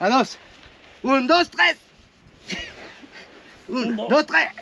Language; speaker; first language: Spanish; non-native, learner; French